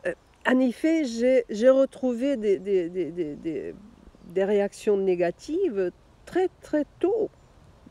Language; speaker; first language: French; non-native, fluent; Russian